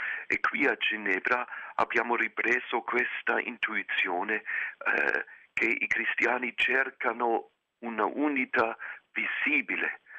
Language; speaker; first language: Italian; non-native, fluent; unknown